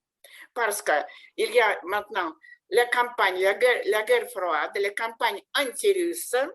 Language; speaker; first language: French; non-native, fluent; Russian